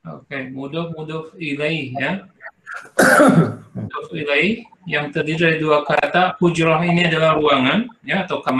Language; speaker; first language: Indonesian; native; Indonesian